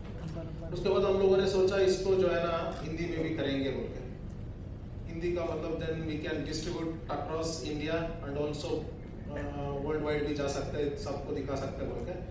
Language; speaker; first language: Hindi; non-native, learner; Kannada